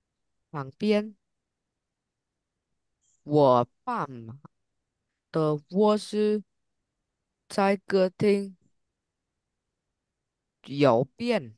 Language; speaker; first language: Chinese; non-native, learner; Vietnamese